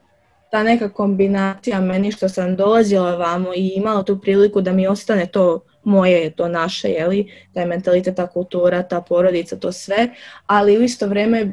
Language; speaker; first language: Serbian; early bilingual, other home language; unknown